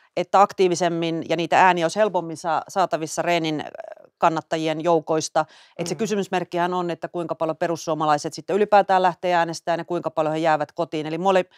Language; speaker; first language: Finnish; native; Finnish